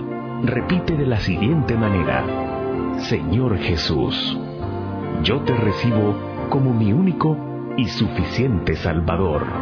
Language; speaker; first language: Spanish; native; Spanish